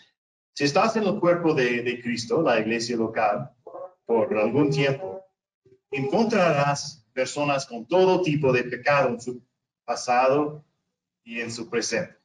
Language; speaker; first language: Spanish; non-native, fluent; English